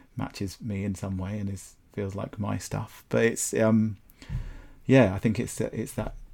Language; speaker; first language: English; native; English